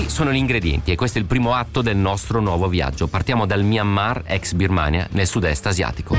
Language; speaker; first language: Italian; native; Italian